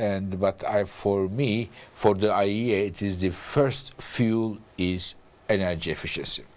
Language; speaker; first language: English; non-native, fluent; Turkish